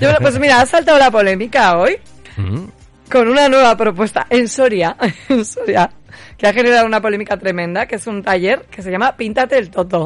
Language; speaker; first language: Spanish; native; Spanish